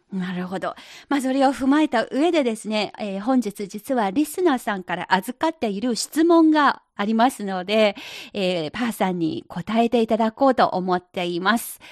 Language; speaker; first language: Japanese; non-native, fluent; Chinese